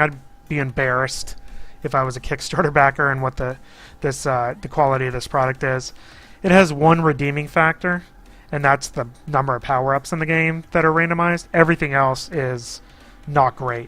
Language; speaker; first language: English; native; English